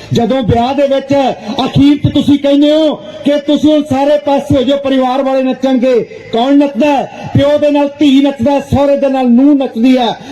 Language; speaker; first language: Punjabi; non-native, local second language; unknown